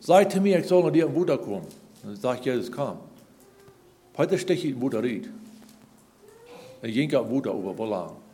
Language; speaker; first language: German; non-native, learner; Plautdietsch